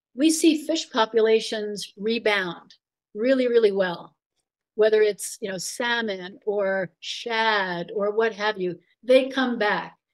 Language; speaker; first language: English; native; English